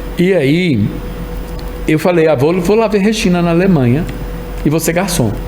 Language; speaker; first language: Portuguese; native; Portuguese